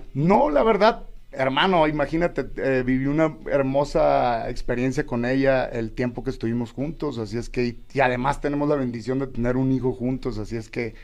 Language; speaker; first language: Spanish; native; Spanish